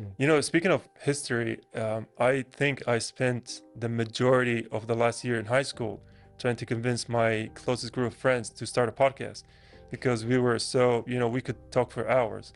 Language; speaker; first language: English; non-native, fluent; Arabic